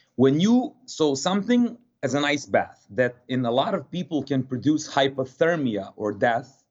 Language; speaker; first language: English; non-native, fluent; Serbian